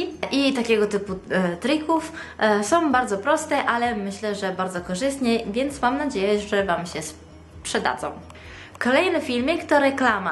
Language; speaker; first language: Polish; non-native, fluent; Italian